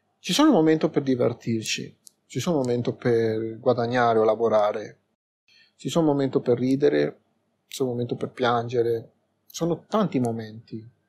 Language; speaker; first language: Italian; non-native, fluent; Spanish